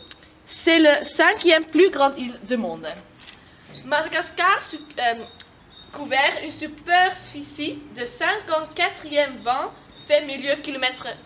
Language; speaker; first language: French; non-native, learner; Dutch